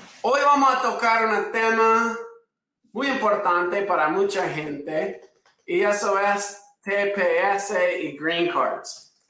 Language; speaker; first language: Spanish; non-native, fluent; English